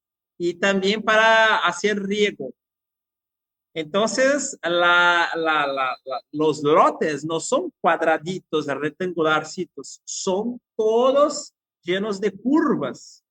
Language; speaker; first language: Spanish; non-native, fluent; Portuguese